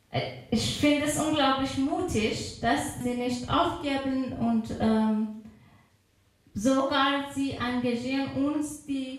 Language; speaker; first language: German; non-native, fluent; Persian